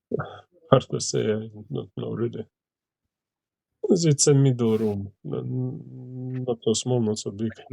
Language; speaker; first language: English; non-native, learner; Ukrainian